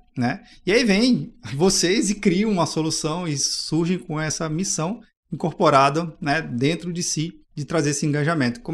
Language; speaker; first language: Portuguese; native; Portuguese